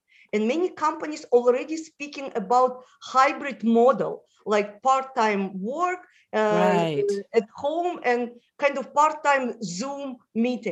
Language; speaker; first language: English; non-native, fluent; Russian